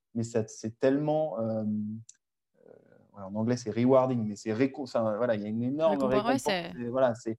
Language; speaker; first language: French; native; French